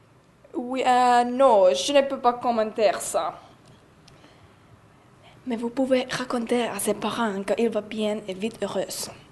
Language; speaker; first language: French; non-native, learner; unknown